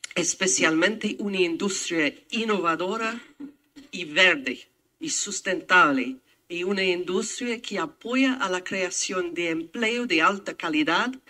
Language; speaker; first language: Spanish; non-native, fluent; English